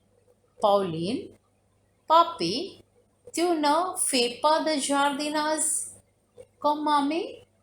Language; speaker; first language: French; non-native, fluent; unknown